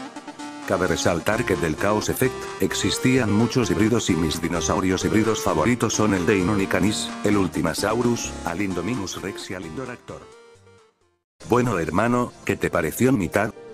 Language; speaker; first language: Spanish; native; Spanish